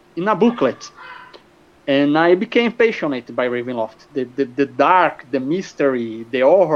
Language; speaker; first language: English; non-native, fluent; Portuguese